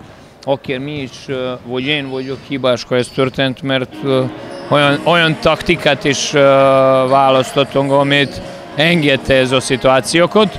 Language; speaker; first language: Hungarian; non-native, learner; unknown